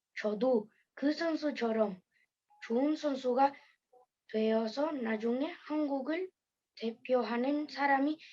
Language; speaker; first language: Korean; early bilingual, heritage; Korean